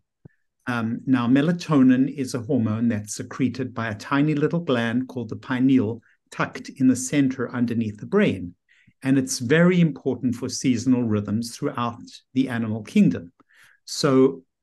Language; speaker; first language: English; native; English